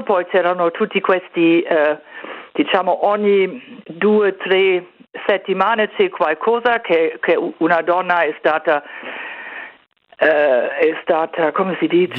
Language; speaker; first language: Italian; non-native, fluent; German